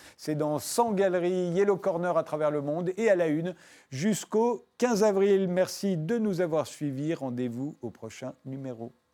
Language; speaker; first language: French; native; French